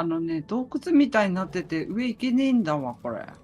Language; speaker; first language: Japanese; native; Japanese